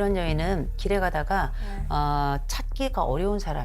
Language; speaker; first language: Korean; native; Korean